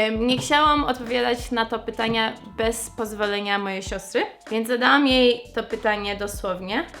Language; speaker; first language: Polish; early bilingual, heritage; English